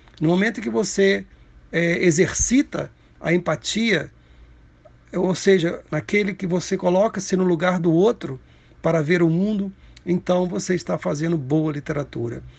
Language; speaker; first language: Portuguese; native; Portuguese